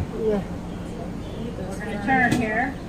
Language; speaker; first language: English; native; English